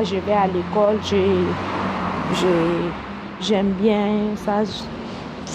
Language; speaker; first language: French; non-native, local second language; Mandingo